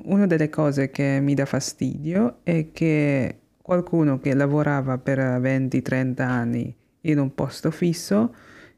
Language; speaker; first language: Italian; non-native, fluent; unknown